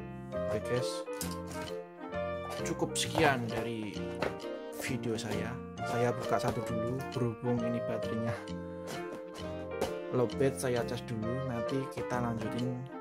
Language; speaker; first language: Indonesian; non-native, local second language; Javanese